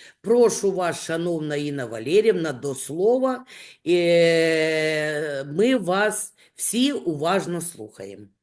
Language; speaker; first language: Ukrainian; native; Ukrainian